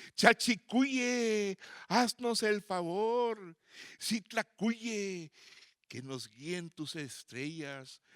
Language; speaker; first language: Spanish; native; Spanish